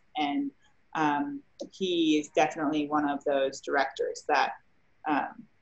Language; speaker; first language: English; native; English